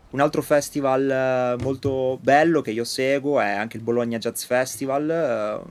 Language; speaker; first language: Italian; native; Italian